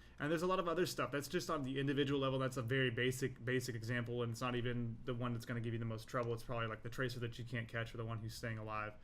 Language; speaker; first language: English; native; English